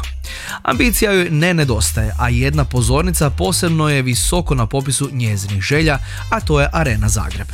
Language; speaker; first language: Croatian; native; Croatian